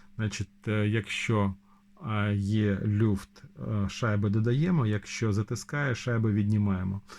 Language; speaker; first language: Ukrainian; non-native, local second language; Russian